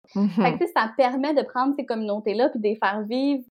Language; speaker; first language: French; native; French